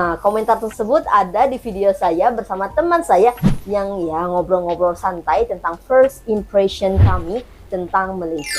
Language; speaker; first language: Indonesian; native; Indonesian